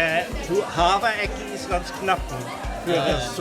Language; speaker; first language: Icelandic; non-native, learner; German